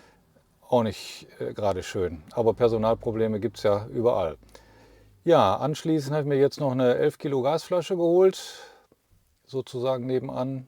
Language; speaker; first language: German; native; German